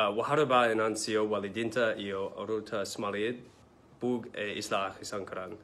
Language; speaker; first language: Somali; non-native, learner; English